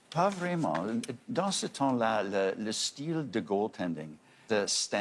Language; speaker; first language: French; non-native, fluent; English